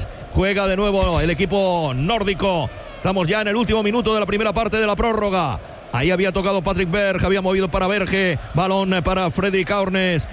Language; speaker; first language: Spanish; native; Spanish